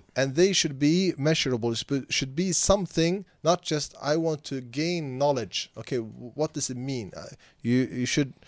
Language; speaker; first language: English; non-native, fluent; Swedish